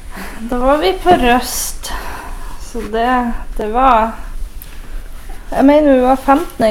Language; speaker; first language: Norwegian; native; Norwegian